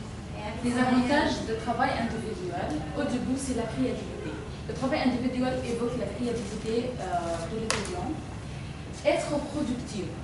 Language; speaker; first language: French; non-native, fluent; Arabic